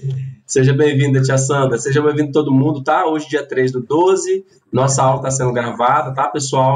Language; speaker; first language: Portuguese; native; Portuguese